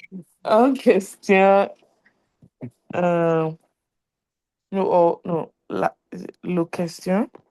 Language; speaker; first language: French; non-native, learner; English